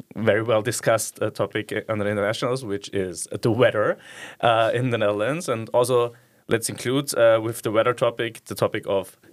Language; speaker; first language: English; non-native, fluent; German